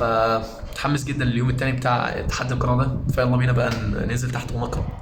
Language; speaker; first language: Arabic; native; Arabic